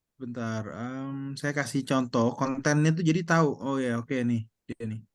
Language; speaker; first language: Indonesian; native; Indonesian